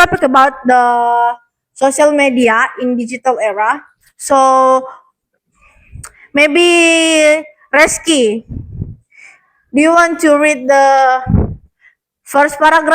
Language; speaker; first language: English; non-native, learner; Indonesian